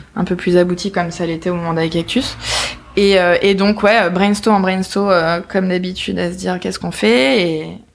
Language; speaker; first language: French; native; French